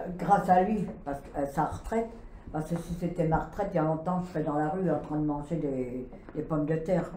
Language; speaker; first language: French; native; French